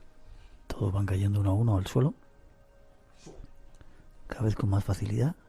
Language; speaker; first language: Spanish; native; Spanish